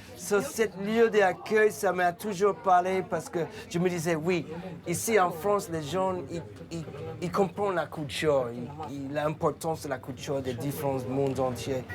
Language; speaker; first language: French; non-native, fluent; English